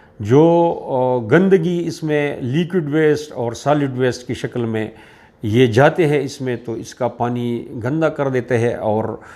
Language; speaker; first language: Urdu; non-native, local second language; Pashto